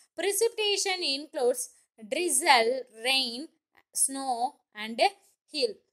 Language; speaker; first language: English; non-native, local second language; Tamil